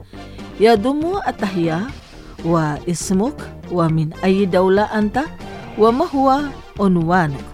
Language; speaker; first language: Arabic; non-native, fluent; Indonesian